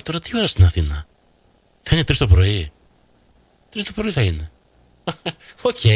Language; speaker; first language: Greek; native; Greek